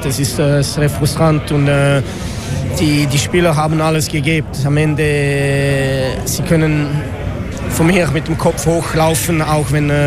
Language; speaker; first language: German; non-native, local second language; French